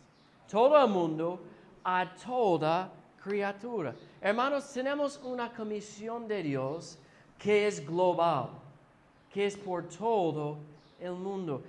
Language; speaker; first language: Spanish; non-native, fluent; English